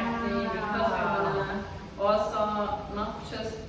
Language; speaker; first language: English; non-native, fluent; Swiss German